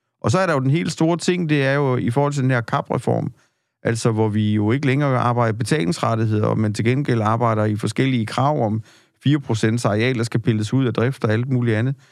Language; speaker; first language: Danish; native; Danish